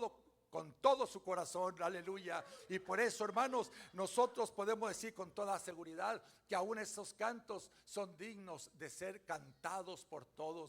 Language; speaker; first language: Spanish; native; Spanish